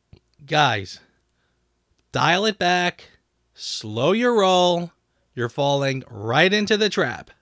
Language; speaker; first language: English; native; English